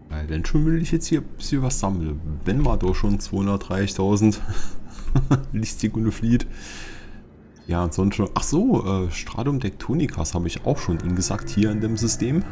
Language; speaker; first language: German; native; German